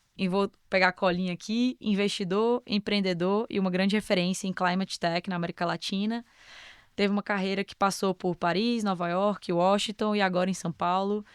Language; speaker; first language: Portuguese; native; Portuguese